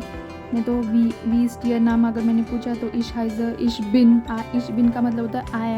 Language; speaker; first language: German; non-native, fluent; Hindi